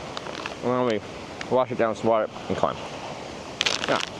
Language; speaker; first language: English; native; English